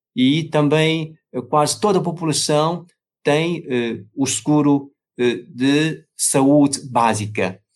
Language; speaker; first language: Portuguese; non-native, fluent; Chinese